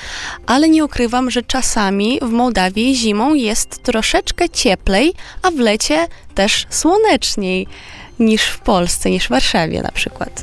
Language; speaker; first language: Polish; non-native, fluent; Romanian